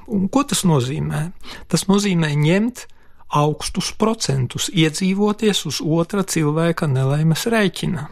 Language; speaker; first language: Latvian; non-native, local second language; Polish